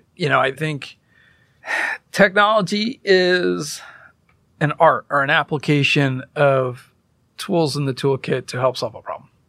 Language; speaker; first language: English; early bilingual, other home language; Hindi